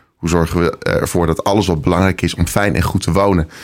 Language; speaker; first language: Dutch; native; Dutch